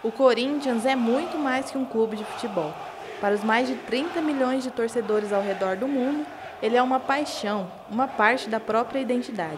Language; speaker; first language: Portuguese; native; Portuguese